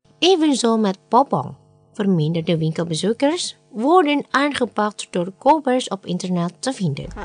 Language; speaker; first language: Dutch; non-native, fluent; Indonesian